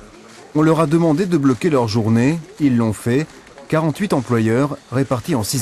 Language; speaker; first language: French; native; French